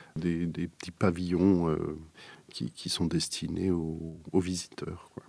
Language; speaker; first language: French; native; French